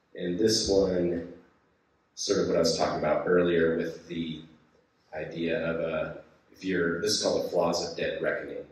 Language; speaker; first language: English; native; English